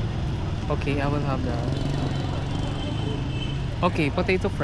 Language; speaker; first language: English; non-native, learner; Filipino